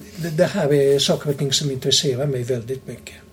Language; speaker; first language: Swedish; non-native, fluent; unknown